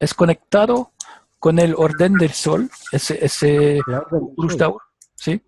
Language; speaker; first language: Spanish; non-native, learner; French